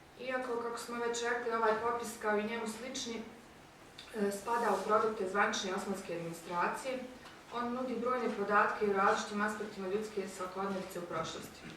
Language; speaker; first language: Bosnian; native; Bosnian